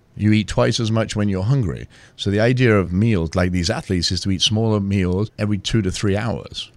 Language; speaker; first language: English; native; English